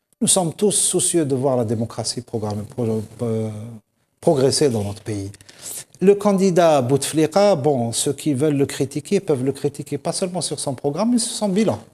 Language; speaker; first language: French; non-native, local second language; Kabyle